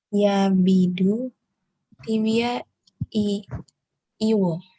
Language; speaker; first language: Russian; non-native, learner; Indonesian